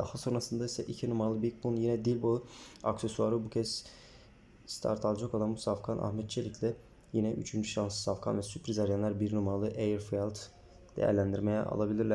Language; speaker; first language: Turkish; native; Turkish